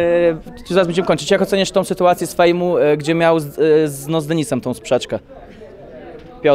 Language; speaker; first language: Polish; native; Polish